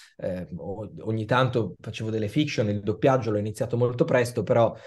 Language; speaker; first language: Italian; native; Italian